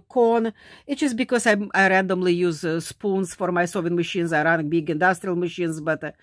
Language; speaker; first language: English; non-native, fluent; Slovak